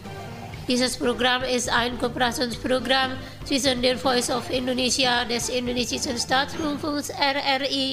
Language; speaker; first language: German; non-native, fluent; Indonesian